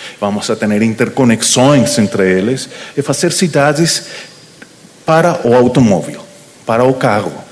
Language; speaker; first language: Portuguese; non-native, learner; Spanish